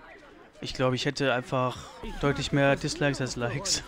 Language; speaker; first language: German; native; German